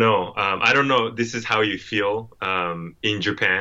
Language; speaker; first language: English; non-native, fluent; Japanese